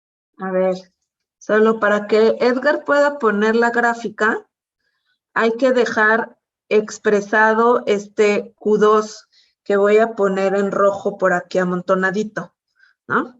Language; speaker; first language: Spanish; native; Spanish